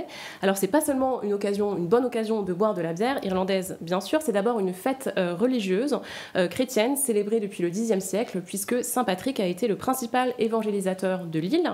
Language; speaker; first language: French; native; French